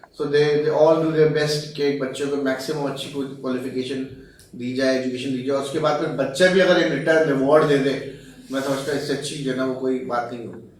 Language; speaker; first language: Urdu; native; Urdu